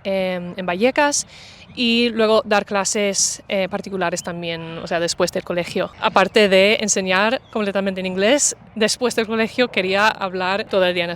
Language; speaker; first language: Spanish; non-native, fluent; English